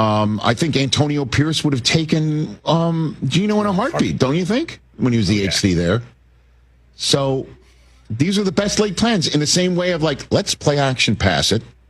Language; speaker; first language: English; native; English